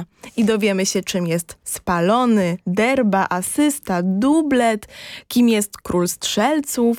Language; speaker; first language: Polish; native; Polish